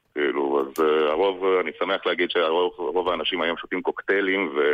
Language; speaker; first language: Hebrew; native; Hebrew